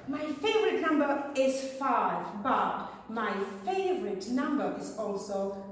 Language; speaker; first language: English; non-native, fluent; Czech